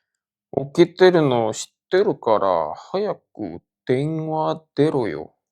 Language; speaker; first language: Japanese; non-native, fluent; Korean